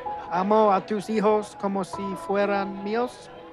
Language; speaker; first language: Spanish; non-native, learner; English